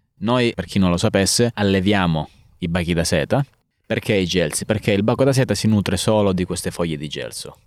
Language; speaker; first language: Italian; native; Italian